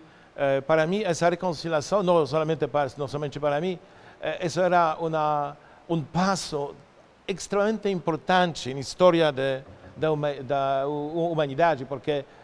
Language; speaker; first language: Portuguese; non-native, fluent; Polish